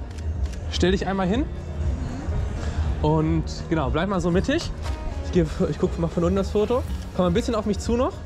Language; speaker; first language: German; native; German